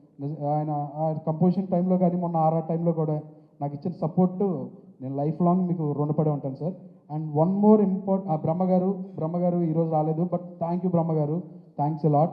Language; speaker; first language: Telugu; native; Telugu